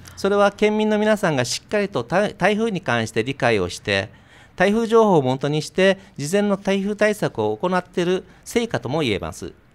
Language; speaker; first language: Japanese; native; Japanese